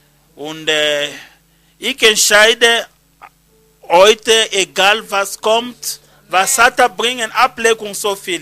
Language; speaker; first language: German; non-native, learner; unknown